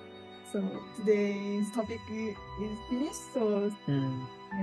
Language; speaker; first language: English; non-native, learner; Japanese